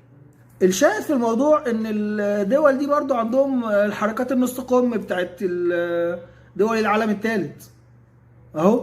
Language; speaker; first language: Arabic; native; Arabic